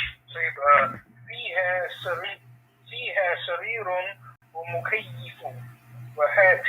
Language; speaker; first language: Arabic; non-native, learner; English